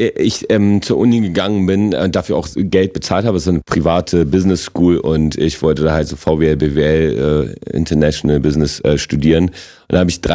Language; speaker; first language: German; non-native, local second language; Polish